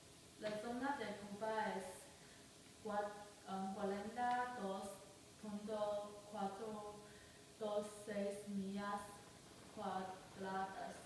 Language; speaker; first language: Spanish; non-native, learner; English